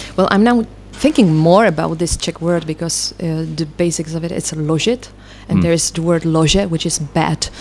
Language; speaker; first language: English; non-native, fluent; Czech